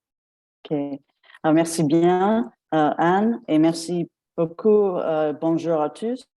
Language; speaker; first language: French; non-native, fluent; English